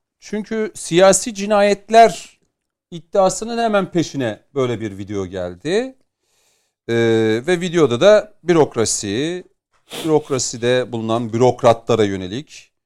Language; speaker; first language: Turkish; native; Turkish